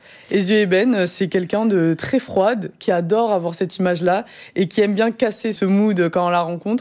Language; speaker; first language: French; native; French